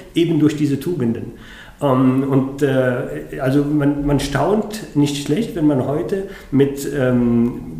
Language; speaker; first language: German; non-native, fluent; Arabic